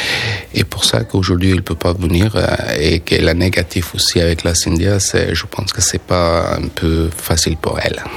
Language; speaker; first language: French; non-native, learner; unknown